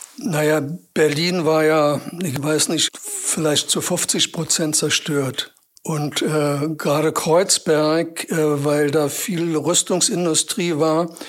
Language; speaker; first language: German; native; German